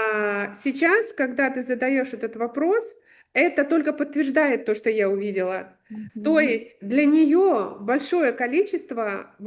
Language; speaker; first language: Russian; native; Russian